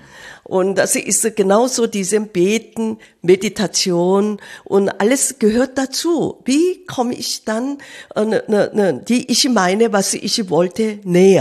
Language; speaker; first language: German; non-native, fluent; Korean